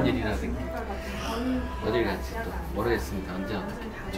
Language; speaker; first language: Korean; native; Korean